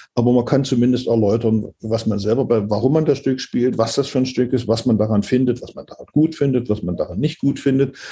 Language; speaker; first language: German; native; German